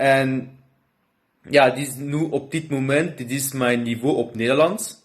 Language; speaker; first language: Dutch; non-native, learner; Luxembourgish